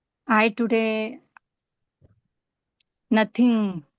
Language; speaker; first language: English; non-native, learner; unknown